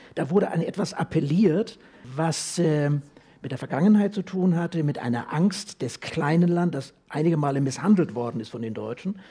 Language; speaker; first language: German; native; German